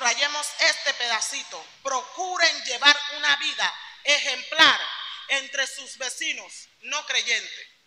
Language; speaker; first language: Spanish; native; Spanish